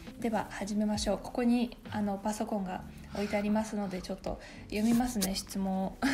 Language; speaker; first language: Japanese; non-native, fluent; Russian